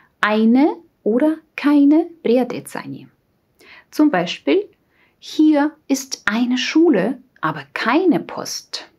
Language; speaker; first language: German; non-native, fluent; Russian